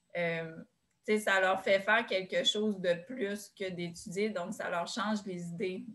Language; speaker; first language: French; native; French